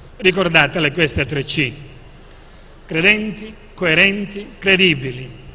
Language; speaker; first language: Italian; native; Italian